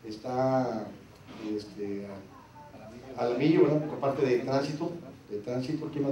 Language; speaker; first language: Spanish; native; Spanish